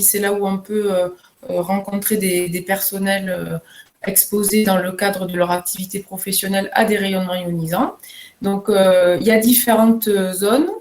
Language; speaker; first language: French; native; French